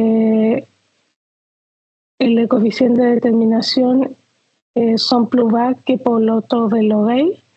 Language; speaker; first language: French; non-native, fluent; Spanish